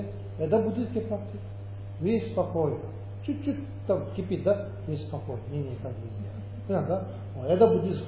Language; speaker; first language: Russian; non-native, learner; Tibetan